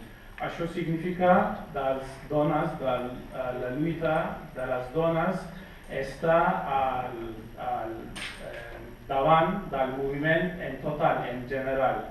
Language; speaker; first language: Catalan; non-native, fluent; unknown